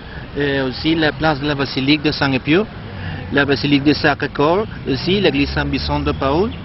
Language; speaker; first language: French; non-native, learner; Spanish